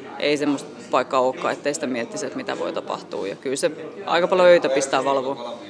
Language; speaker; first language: Finnish; native; Finnish